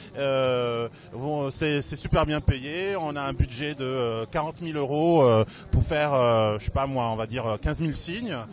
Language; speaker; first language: French; native; French